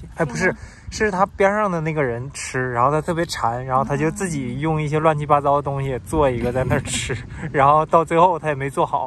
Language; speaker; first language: Chinese; native; Chinese